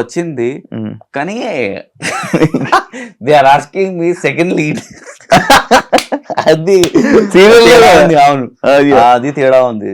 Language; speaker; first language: Telugu; non-native, local second language; Urdu